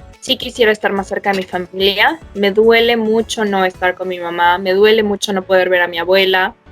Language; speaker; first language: Spanish; native; Spanish